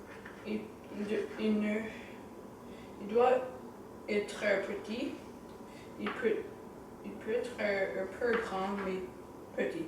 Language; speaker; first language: French; non-native, learner; English